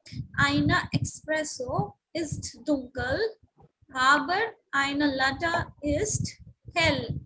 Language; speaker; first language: German; non-native, learner; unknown